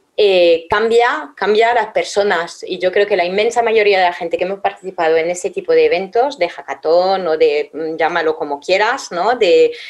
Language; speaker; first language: Spanish; non-native, fluent; French